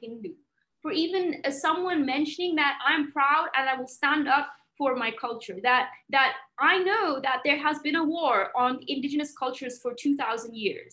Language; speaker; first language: English; native; English